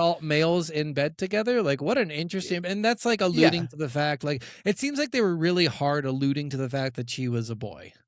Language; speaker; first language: English; native; English